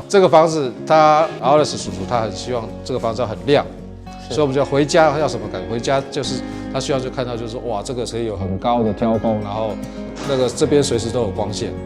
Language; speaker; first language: Chinese; native; Chinese